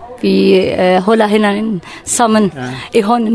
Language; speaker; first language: Danish; non-native, learner; Kurdish